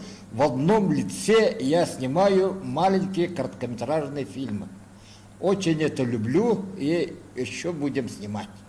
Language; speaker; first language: Russian; non-native, local second language; Yakut